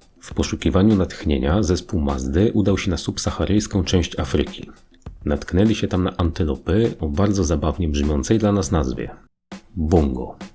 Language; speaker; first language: Polish; native; Polish